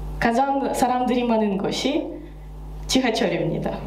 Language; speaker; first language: Korean; non-native, learner; Russian